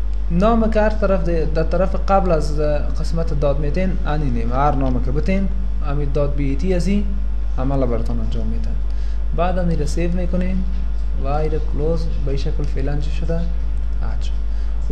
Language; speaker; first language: Persian; native; Persian